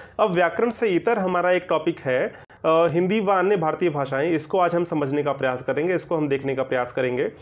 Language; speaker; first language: Hindi; native; Hindi